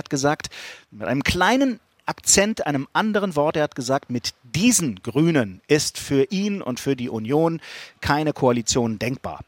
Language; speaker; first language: German; native; German